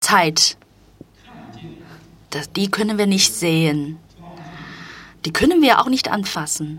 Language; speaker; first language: German; non-native, fluent; Chinese